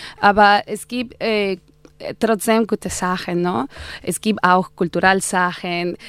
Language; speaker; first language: German; non-native, learner; Spanish